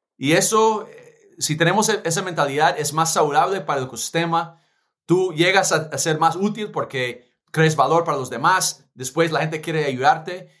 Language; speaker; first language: Spanish; non-native, fluent; English